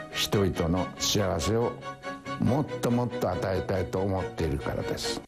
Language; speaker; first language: Japanese; native; Japanese